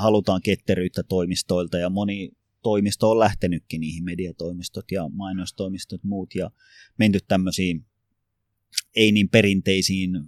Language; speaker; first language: Finnish; native; Finnish